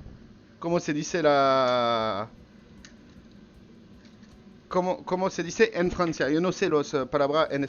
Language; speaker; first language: Spanish; non-native, learner; French